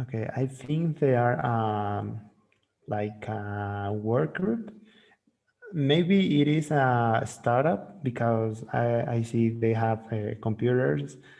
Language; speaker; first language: English; non-native, learner; Spanish